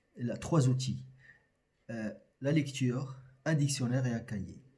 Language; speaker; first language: French; non-native, local second language; Arabic